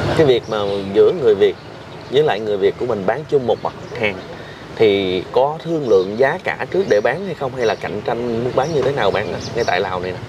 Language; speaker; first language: Vietnamese; native; Vietnamese